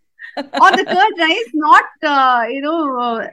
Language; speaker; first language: English; non-native, local second language; Tamil